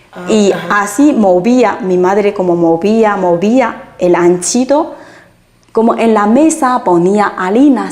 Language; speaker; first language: Spanish; non-native, fluent; Chinese